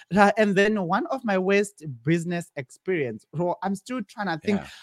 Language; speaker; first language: English; non-native, local second language; Shona